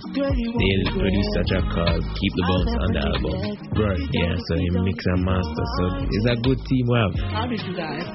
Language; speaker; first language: English; non-native, local second language; Jamaican Creole English